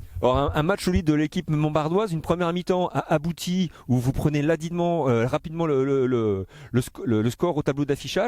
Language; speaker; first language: French; native; French